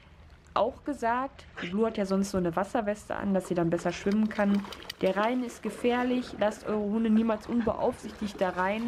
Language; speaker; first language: German; native; German